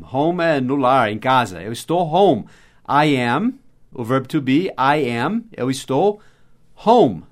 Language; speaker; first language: Portuguese; non-native, fluent; English